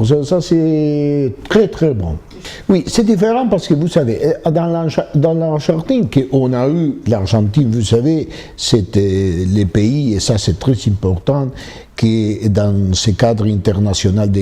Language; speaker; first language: French; non-native, fluent; Spanish